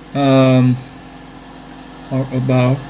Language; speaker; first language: English; non-native, learner; Vietnamese